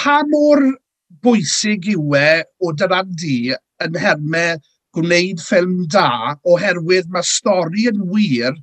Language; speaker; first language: Welsh; native; Welsh